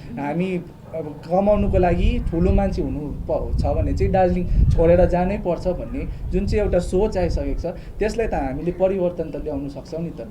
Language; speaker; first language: Nepali; native; Nepali